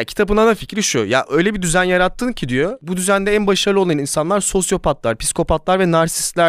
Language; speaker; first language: Turkish; native; Turkish